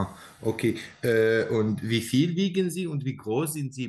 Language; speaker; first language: German; non-native, learner; Arabic